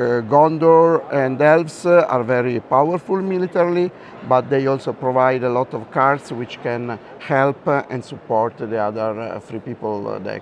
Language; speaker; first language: English; non-native, fluent; Italian